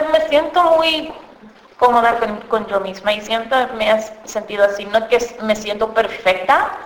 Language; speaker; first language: Spanish; early bilingual, other home language; English